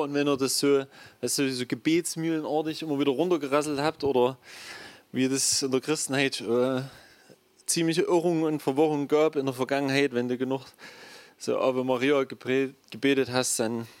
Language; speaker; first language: German; native; German